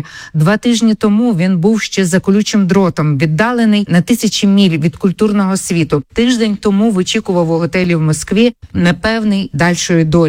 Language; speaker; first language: Ukrainian; native; Ukrainian